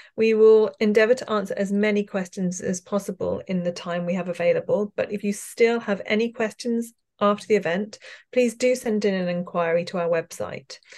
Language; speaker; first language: English; native; English